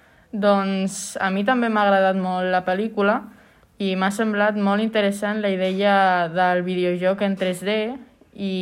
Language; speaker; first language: Catalan; native; Catalan